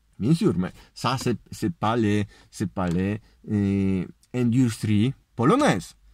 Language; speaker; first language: French; non-native, learner; Polish